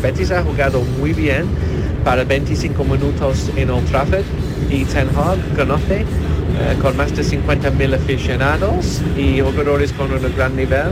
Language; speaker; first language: Spanish; non-native, learner; English